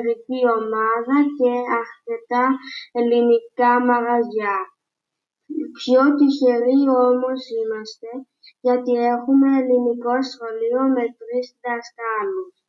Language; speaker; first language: Greek; early bilingual, heritage; Greek